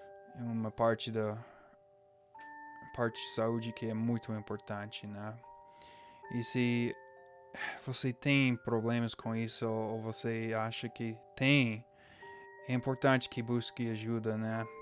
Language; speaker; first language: Portuguese; non-native, fluent; English